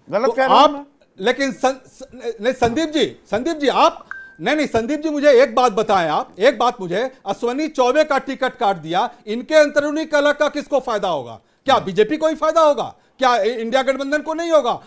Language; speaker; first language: Hindi; native; Hindi